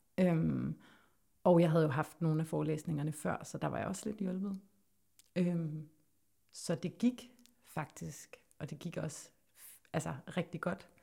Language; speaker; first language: Danish; native; Danish